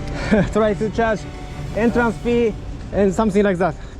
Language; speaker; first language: English; non-native, learner; Japanese